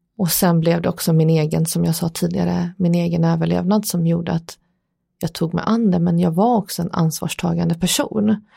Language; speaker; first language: Swedish; early bilingual, other home language; Persian